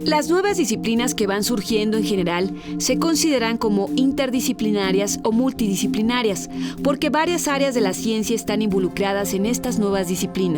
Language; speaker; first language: Spanish; native; Spanish